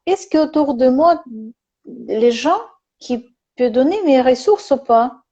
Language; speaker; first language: French; non-native, learner; Russian